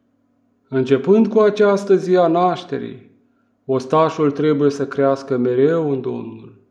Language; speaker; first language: Romanian; native; Romanian